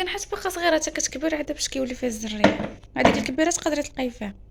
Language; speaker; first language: Arabic; native; Arabic